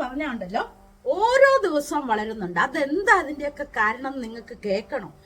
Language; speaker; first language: Malayalam; native; Malayalam